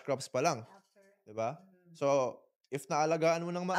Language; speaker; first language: Filipino; native; Filipino